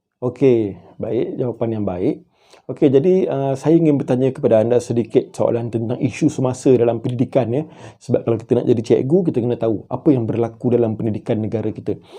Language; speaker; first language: Malay; native; Malay